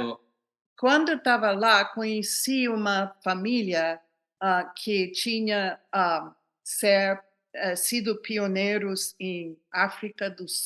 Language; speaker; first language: Portuguese; non-native, fluent; English